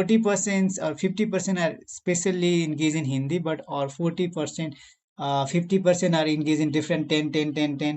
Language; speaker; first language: English; non-native, learner; Nepali